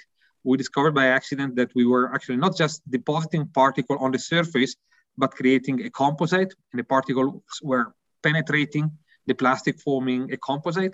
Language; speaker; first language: English; non-native, fluent; Italian